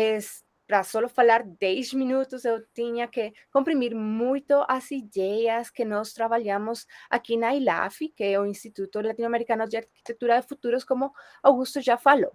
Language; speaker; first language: Portuguese; non-native, fluent; Spanish